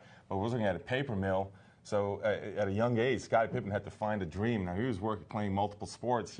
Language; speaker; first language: English; native; English